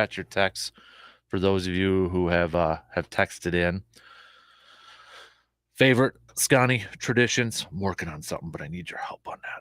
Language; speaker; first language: English; native; English